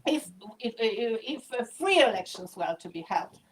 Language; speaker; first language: English; non-native, fluent; Polish